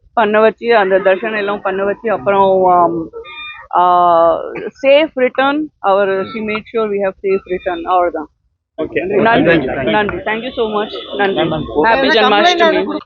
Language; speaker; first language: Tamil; non-native, learner; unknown